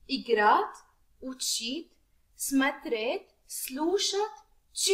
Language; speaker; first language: Russian; non-native, fluent; Arabic